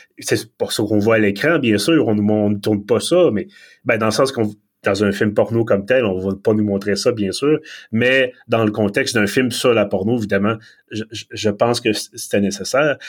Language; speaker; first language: French; native; French